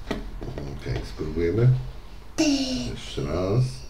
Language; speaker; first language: Polish; native; Polish